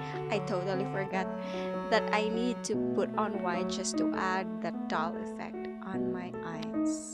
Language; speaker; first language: English; non-native, local second language; Filipino